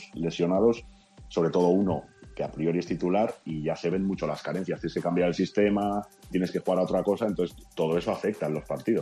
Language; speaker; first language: Spanish; native; Spanish